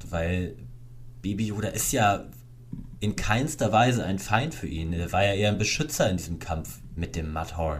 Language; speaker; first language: German; native; German